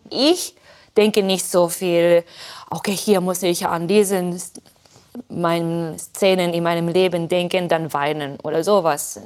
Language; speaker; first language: German; non-native, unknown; Japanese